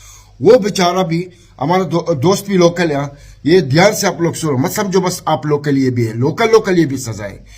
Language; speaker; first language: Hindi; non-native, fluent; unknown